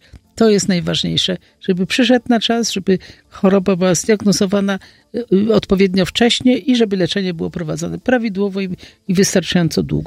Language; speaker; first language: Polish; native; Polish